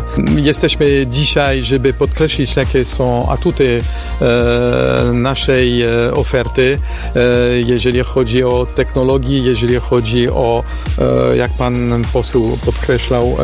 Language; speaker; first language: Polish; non-native, fluent; French